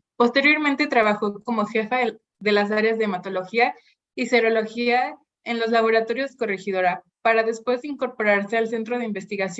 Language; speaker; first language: Spanish; native; Spanish